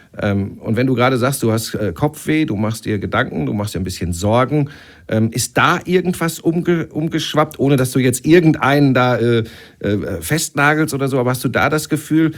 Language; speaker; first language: German; native; German